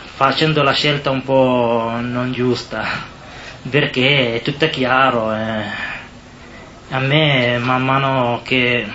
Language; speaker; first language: Italian; non-native, learner; Somali